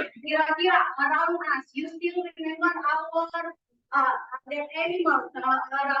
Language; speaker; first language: English; non-native, fluent; Indonesian